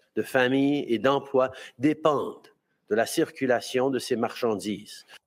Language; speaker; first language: French; early bilingual, heritage; French